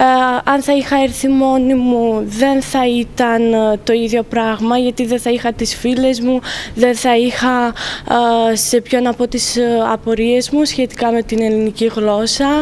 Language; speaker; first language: Greek; non-native, fluent; Romanian